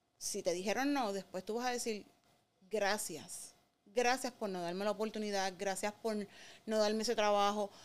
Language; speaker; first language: Spanish; native; Spanish